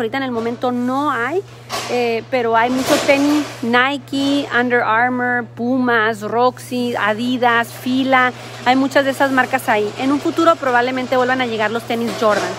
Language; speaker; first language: Spanish; native; Spanish